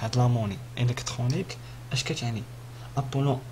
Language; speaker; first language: French; non-native, local second language; Arabic